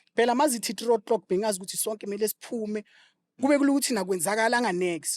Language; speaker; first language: Zulu; non-native, local second language; Southern Sotho